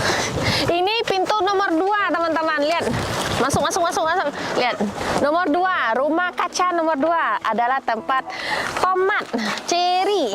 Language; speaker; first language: Indonesian; native; Indonesian